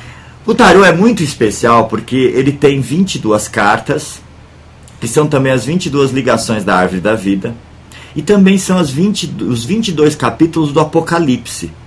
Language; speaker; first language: Portuguese; native; Portuguese